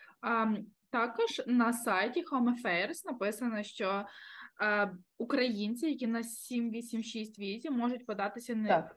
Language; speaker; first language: Ukrainian; native; Ukrainian